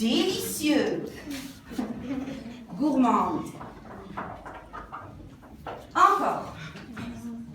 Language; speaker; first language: French; non-native, local second language; Arabic